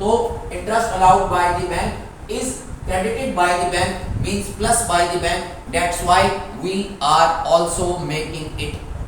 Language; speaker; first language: English; non-native, local second language; Hindi